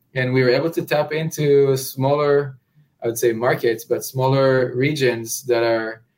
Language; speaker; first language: English; non-native, fluent; Hebrew